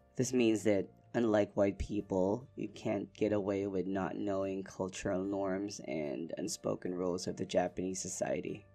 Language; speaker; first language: English; non-native, local second language; Filipino